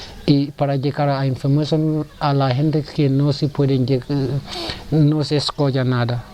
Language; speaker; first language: Spanish; non-native, learner; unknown